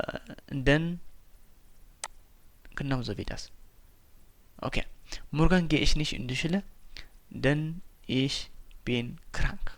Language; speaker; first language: German; non-native, fluent; Tigrinya